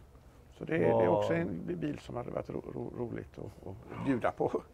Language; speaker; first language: Swedish; native; Swedish